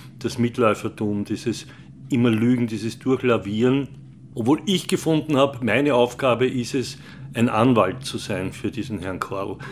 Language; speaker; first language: German; native; German